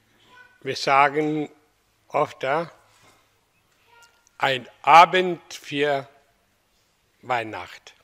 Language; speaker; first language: German; non-native, learner; Hindi